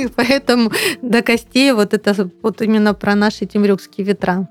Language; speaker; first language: Russian; native; Russian